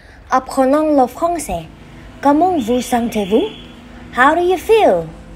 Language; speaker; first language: French; non-native, learner; Vietnamese